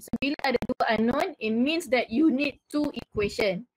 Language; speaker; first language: English; non-native, local second language; Malay